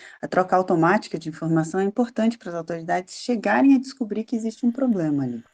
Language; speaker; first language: Portuguese; native; Portuguese